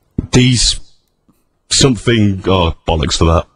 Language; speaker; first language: English; native; English